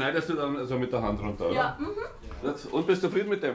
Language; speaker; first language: German; native; German